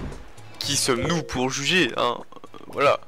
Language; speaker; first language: French; native; French